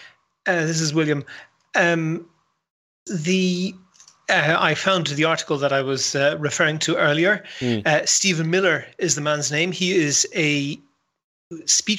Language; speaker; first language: English; native; English